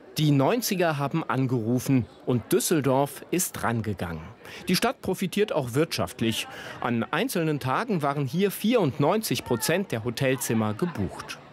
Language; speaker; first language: German; native; German